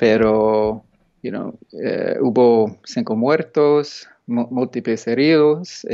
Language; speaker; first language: Spanish; non-native, fluent; English